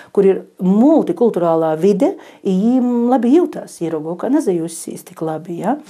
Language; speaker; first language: Latvian; native; Latvian